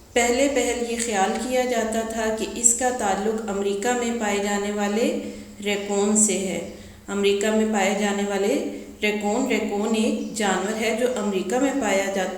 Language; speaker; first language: Urdu; native; Urdu